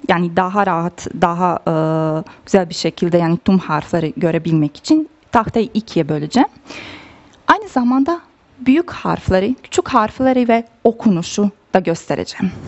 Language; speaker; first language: Turkish; non-native, fluent; Bosnian